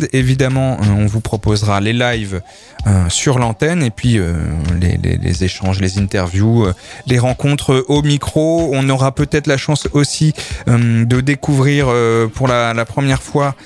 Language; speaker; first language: French; native; French